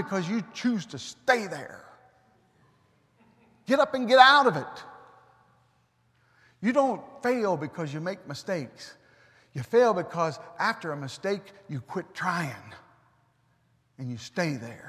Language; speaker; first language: English; native; English